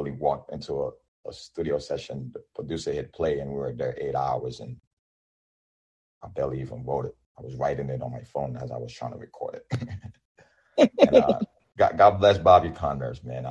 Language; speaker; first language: English; non-native, local second language; Yoruba